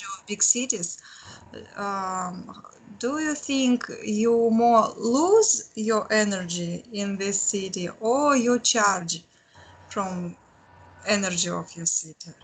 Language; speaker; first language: English; non-native, learner; Russian